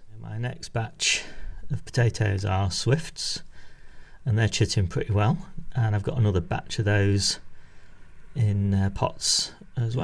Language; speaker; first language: English; native; English